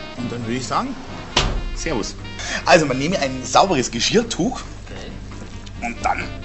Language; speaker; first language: German; native; German